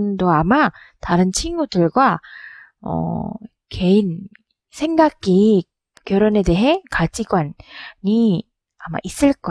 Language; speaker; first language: Korean; non-native, learner; Indonesian